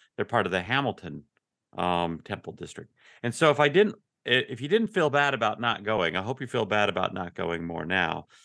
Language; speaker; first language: English; native; English